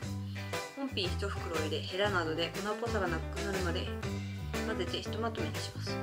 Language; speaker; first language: Japanese; native; Japanese